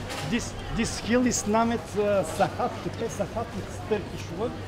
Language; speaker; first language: English; non-native, learner; Bulgarian